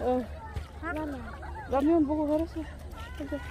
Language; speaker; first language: Korean; non-native, learner; Filipino